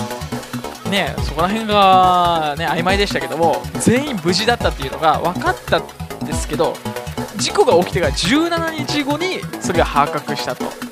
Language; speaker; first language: Japanese; native; Japanese